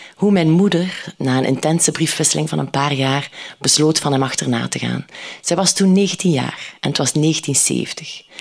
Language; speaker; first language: Dutch; native; Dutch